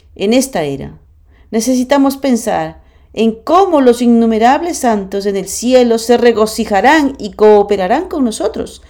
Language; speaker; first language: Spanish; non-native, fluent; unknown